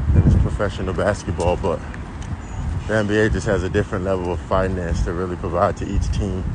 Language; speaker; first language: English; native; English